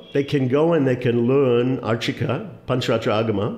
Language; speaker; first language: English; native; English